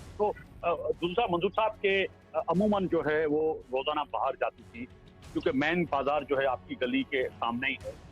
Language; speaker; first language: Urdu; native; Urdu